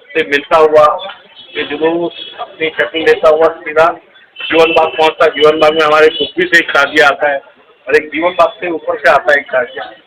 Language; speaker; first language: Hindi; non-native, local second language; Urdu